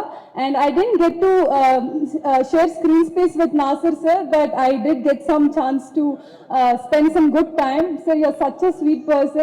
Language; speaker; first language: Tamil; non-native, local second language; Telugu